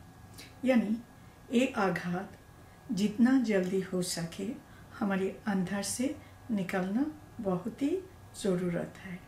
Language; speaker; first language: Hindi; non-native, learner; Bangla